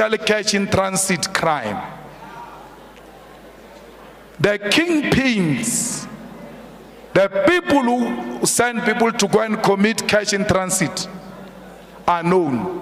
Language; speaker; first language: English; non-native, local second language; Northern Sotho